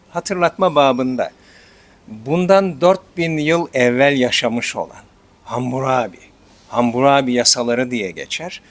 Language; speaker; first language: Turkish; native; Turkish